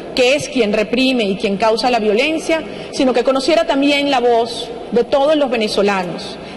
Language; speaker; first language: Spanish; native; Spanish